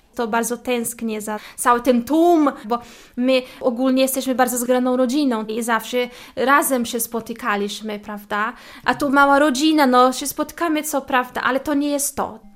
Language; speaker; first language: Polish; non-native, fluent; Portuguese